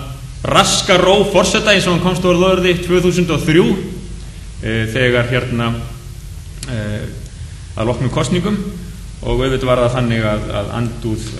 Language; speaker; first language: Icelandic; native; Icelandic